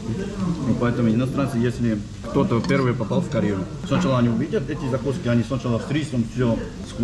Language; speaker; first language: Russian; non-native, fluent; Korean